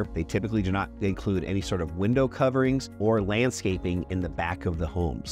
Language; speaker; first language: English; native; English